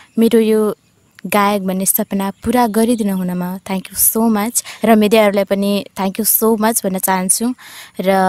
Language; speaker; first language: Nepali; non-native, local second language; Dangaura Tharu